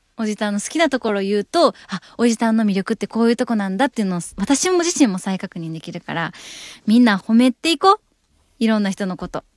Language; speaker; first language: Japanese; native; Japanese